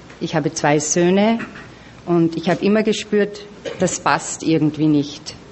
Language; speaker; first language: German; native; German